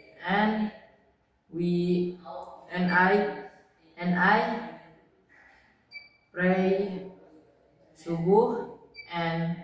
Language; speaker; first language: English; non-native, learner; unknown